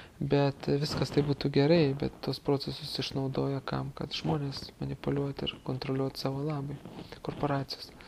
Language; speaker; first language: Lithuanian; native; Lithuanian